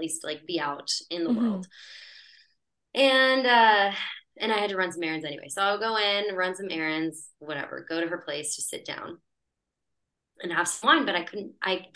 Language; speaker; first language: English; native; English